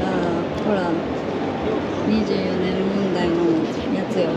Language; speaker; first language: Japanese; native; Japanese